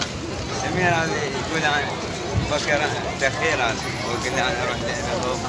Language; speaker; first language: Arabic; non-native, learner; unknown